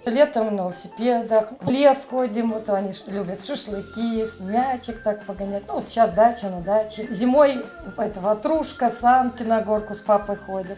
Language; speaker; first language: Russian; native; Russian